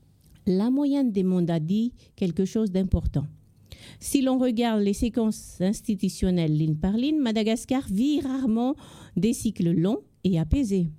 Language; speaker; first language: French; non-native, local second language; Malagasy